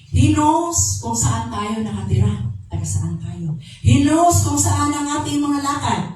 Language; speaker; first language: Filipino; non-native, local second language; Cebuano